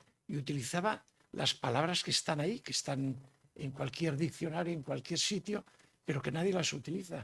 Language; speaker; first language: Spanish; native; Spanish